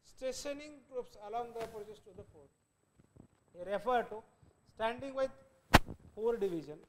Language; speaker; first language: English; non-native, local second language; Marathi